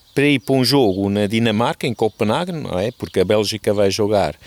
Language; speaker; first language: Portuguese; non-native, fluent; German